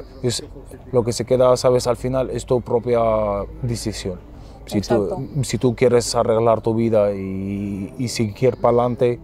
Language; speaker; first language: Spanish; non-native, fluent; Arabic